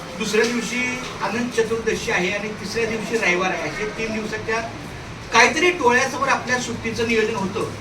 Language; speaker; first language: Marathi; native; Marathi